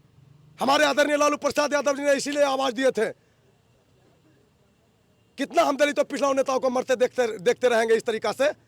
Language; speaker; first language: Hindi; native; Hindi